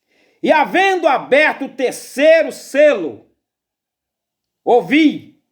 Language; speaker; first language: Portuguese; native; Portuguese